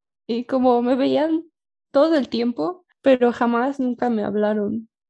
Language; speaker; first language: Spanish; native; Spanish